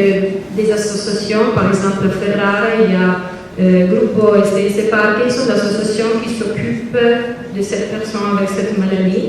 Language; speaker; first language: French; non-native, learner; Italian